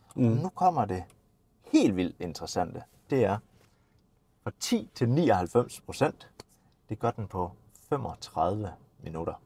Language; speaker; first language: Danish; native; Danish